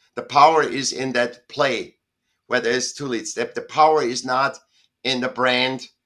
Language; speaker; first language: English; non-native, fluent; German